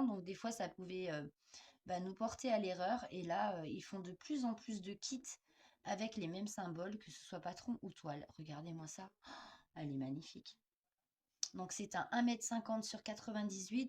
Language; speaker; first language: French; native; French